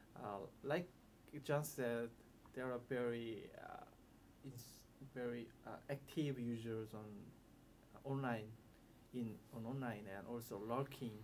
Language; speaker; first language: English; non-native, learner; Korean